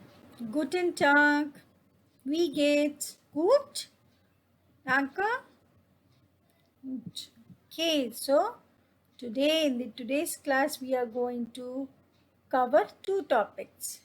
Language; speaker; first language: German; non-native, fluent; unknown